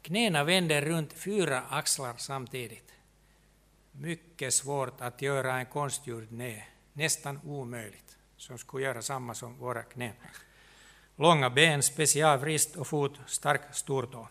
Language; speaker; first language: Swedish; non-native, local second language; Finnish